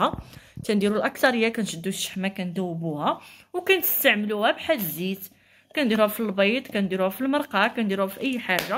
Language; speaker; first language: Arabic; native; Arabic